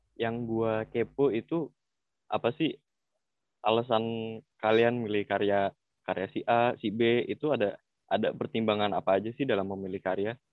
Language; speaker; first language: Indonesian; native; Indonesian